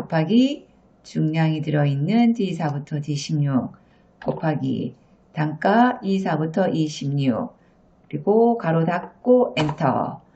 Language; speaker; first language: Korean; native; Korean